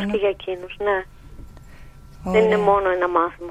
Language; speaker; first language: Greek; native; Greek